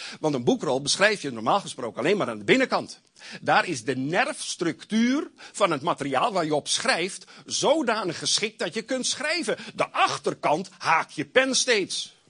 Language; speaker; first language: Dutch; native; Dutch